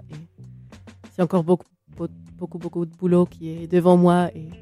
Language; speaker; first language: French; native; French